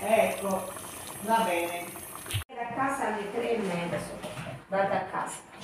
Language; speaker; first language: Italian; non-native, learner; Filipino